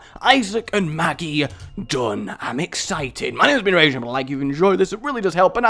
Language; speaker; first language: English; native; English